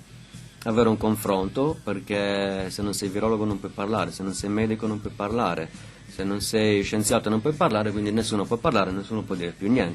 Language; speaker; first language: Italian; native; Italian